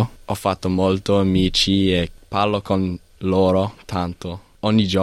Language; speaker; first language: Italian; non-native, learner; English